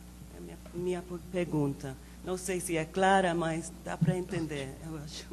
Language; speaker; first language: Portuguese; non-native, learner; English